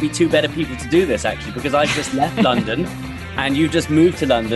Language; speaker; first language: English; native; English